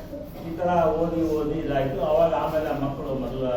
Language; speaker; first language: Kannada; native; Kannada